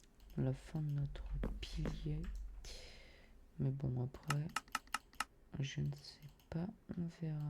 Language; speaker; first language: French; native; French